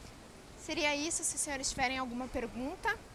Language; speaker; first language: Portuguese; native; Portuguese